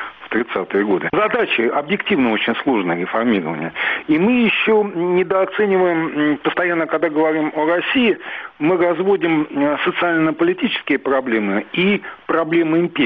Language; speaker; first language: Russian; native; Russian